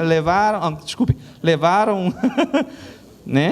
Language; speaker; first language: Portuguese; non-native, learner; Chinese